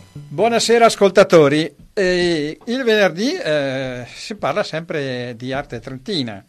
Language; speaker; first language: Italian; native; Italian